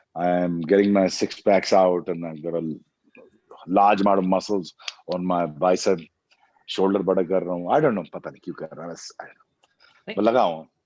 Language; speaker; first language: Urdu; non-native, local second language; Punjabi